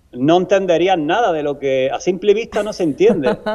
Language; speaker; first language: Spanish; native; Spanish